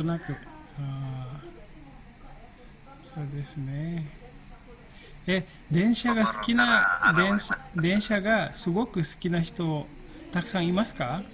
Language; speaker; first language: Japanese; non-native, fluent; Indonesian